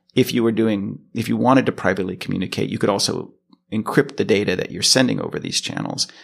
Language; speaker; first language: English; native; English